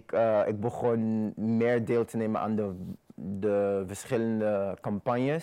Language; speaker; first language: Dutch; non-native, fluent; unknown